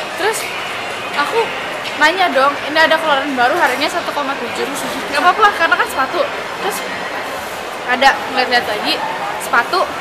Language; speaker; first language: Indonesian; native; Indonesian